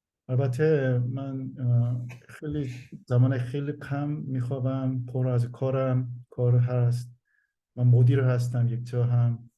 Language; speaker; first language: Persian; non-native, learner; Korean